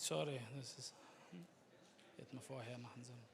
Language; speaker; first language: German; non-native, learner; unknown